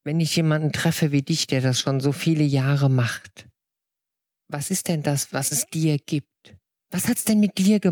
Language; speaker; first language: German; native; German